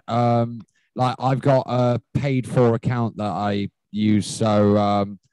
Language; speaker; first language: English; native; English